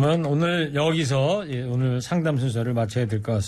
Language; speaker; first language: Korean; native; Korean